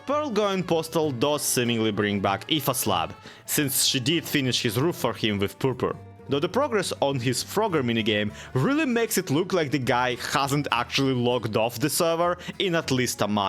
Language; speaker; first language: English; native; English